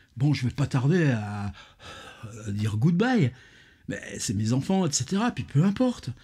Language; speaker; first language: French; native; French